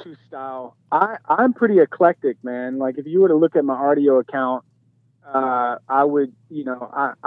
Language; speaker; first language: English; native; English